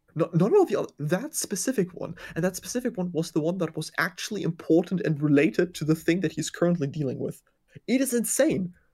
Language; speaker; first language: English; non-native, fluent; German